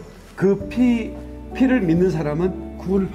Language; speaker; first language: Korean; native; Korean